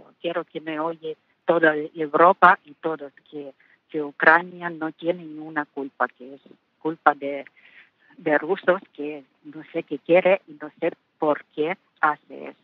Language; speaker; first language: Spanish; non-native, learner; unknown